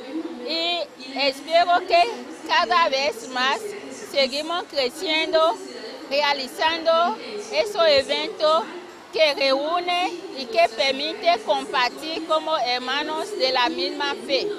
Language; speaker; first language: Spanish; non-native, fluent; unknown